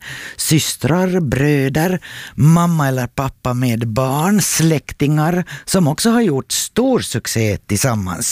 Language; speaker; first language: Swedish; native; Swedish